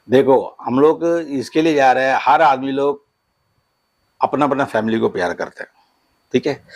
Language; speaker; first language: Hindi; non-native, local second language; Tamil